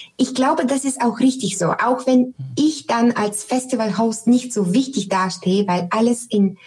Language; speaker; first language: German; non-native, fluent; Bulgarian